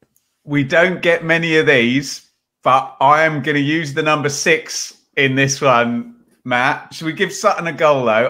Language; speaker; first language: English; native; English